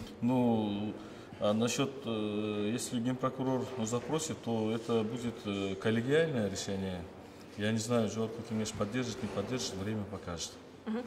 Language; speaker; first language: Russian; non-native, local second language; Kyrgyz